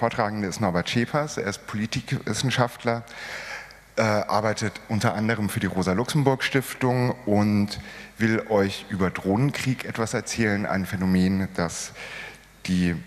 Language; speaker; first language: German; native; German